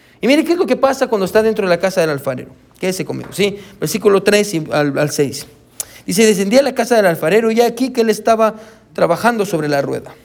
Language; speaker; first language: Spanish; native; Spanish